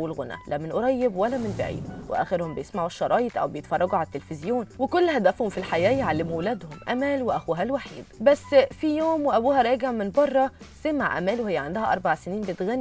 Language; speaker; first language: Arabic; native; Arabic